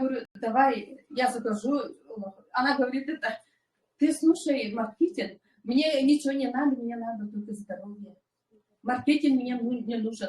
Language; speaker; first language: Russian; non-native, local second language; Yakut